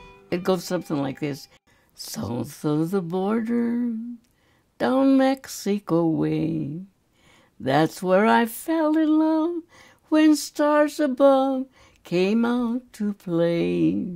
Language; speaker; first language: English; native; English